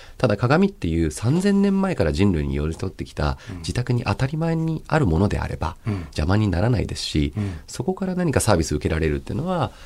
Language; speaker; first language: Japanese; early bilingual, other home language; Chinese